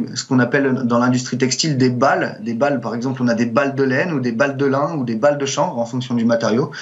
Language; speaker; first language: French; native; French